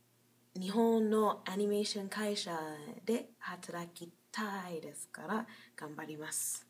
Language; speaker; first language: Japanese; non-native, learner; English